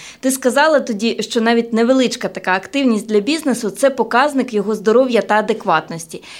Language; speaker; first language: Ukrainian; native; Ukrainian